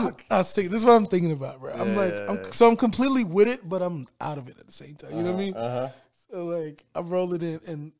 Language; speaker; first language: English; native; English